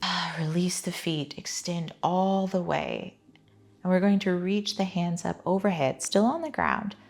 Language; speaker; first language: English; native; English